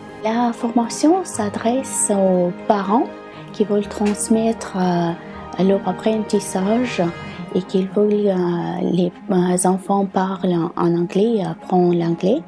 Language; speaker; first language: French; non-native, fluent; Russian